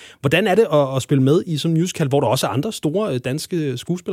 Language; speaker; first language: Danish; native; Danish